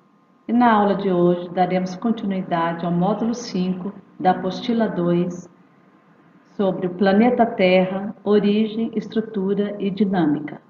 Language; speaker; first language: Portuguese; native; Portuguese